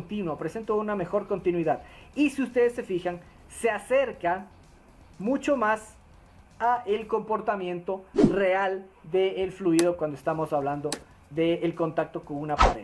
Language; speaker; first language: Spanish; native; Spanish